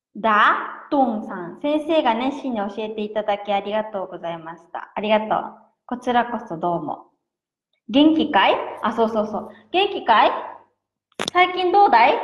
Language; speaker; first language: Japanese; native; Japanese